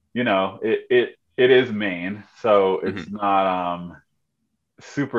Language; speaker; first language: English; native; English